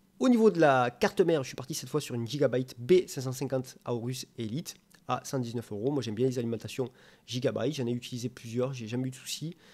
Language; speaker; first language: French; native; French